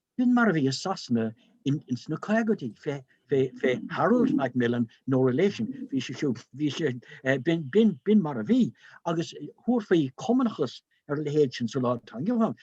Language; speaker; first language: Irish; non-native, local second language; English